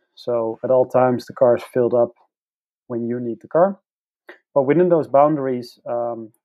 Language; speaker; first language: English; non-native, fluent; Dutch